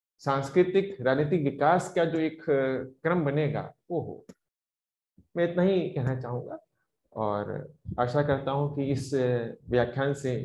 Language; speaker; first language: Hindi; native; Hindi